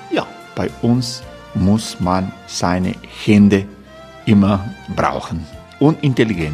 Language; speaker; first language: German; non-native, learner; Croatian